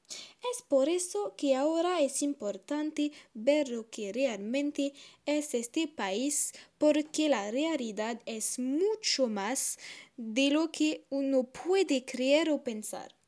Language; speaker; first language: Spanish; non-native, learner; French